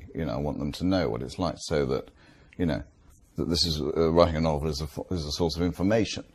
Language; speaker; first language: English; native; English